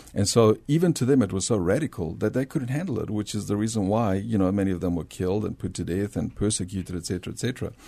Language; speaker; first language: English; early bilingual, other home language; Spanish